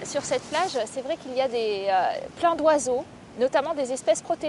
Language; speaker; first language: French; native; French